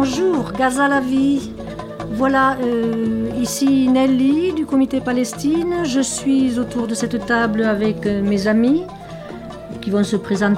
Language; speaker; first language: French; native; French